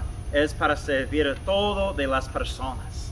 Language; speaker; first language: Spanish; non-native, fluent; English